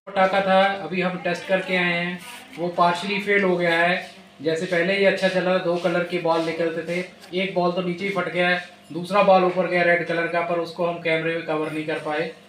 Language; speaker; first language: Hindi; non-native, local second language; Punjabi